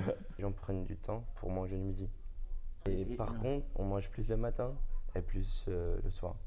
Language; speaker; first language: French; non-native, learner; Dutch